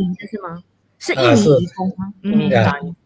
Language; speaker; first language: Chinese; native; Chinese